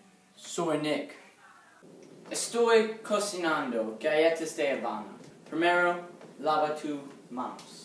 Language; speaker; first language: Spanish; non-native, learner; English